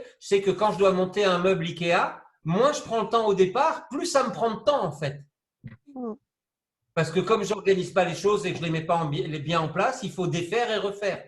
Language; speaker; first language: French; native; French